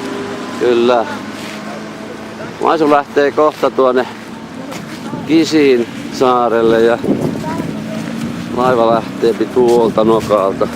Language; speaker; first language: Finnish; native; Finnish